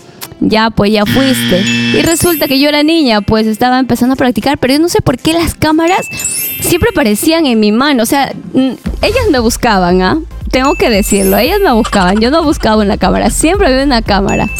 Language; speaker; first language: Spanish; native; Spanish